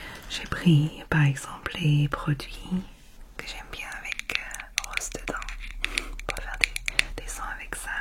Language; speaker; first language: French; non-native, fluent; English